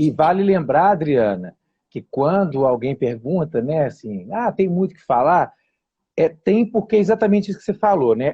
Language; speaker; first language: Portuguese; native; Portuguese